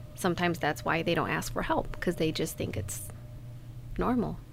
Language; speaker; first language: English; non-native, fluent; Spanish